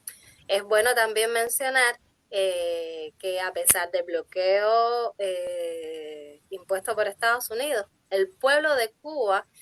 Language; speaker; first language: Spanish; native; Spanish